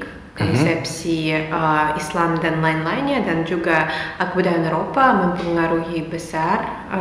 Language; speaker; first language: Indonesian; non-native, fluent; Russian